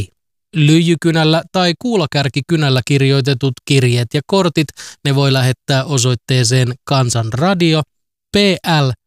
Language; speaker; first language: Finnish; native; Finnish